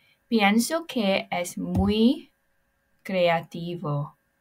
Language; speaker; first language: Spanish; non-native, learner; English